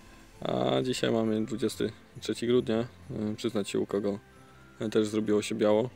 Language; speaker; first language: Polish; native; Polish